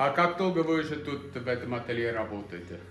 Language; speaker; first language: Russian; non-native, fluent; German